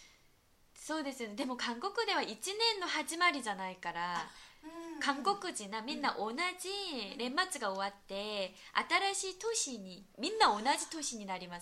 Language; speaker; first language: Japanese; non-native, fluent; Korean